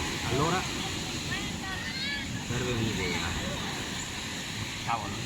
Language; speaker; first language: Italian; native; Italian